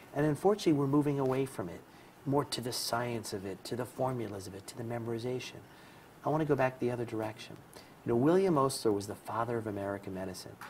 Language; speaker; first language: English; native; English